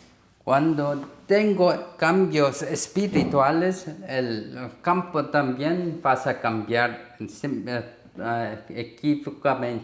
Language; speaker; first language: Spanish; non-native, learner; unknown